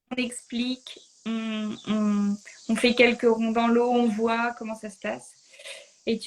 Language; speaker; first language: French; native; French